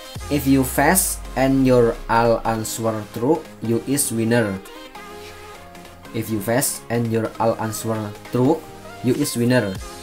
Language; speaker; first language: English; non-native, learner; Indonesian